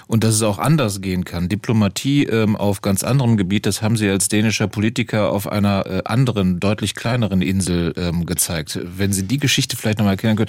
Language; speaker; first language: German; native; German